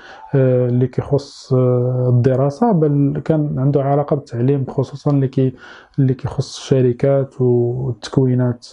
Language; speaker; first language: Arabic; native; Arabic